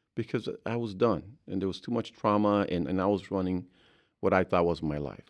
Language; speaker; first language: English; early bilingual, other home language; Spanish